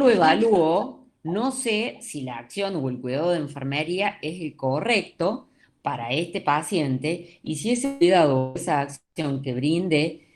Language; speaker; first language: Spanish; native; Spanish